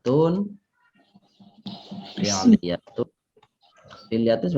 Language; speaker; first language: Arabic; non-native, fluent; Indonesian